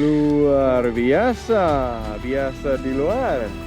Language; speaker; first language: Indonesian; non-native, learner; English